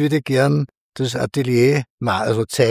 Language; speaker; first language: German; native; German